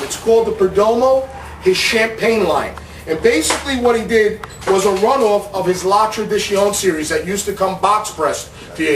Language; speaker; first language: English; native; English